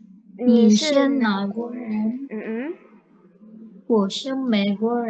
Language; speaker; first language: Chinese; non-native, learner; Indonesian